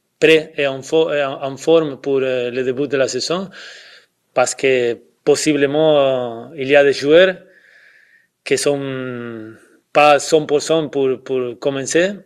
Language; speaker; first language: French; non-native, fluent; Spanish